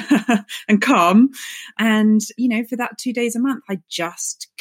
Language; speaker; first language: English; native; English